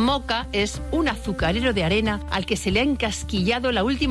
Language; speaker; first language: Spanish; native; Spanish